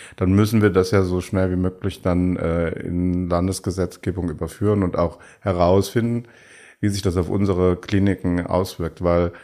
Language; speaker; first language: German; native; German